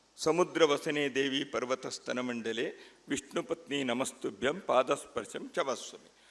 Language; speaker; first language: Hindi; non-native, local second language; Kannada